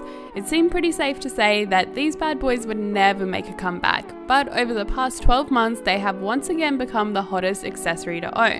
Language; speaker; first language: English; native; English